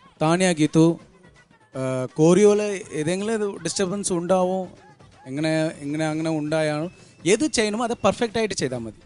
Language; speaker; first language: Malayalam; non-native, local second language; Tamil